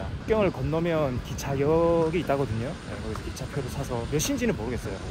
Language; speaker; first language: Korean; native; Korean